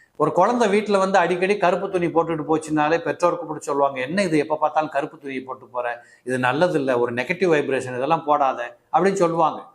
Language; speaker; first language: Tamil; native; Tamil